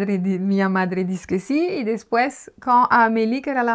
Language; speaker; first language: Spanish; non-native, learner; French